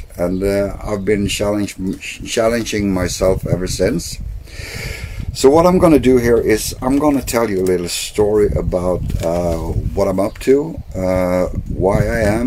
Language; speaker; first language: English; non-native, fluent; Swedish